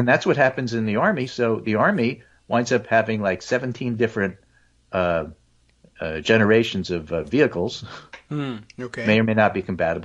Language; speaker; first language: English; native; English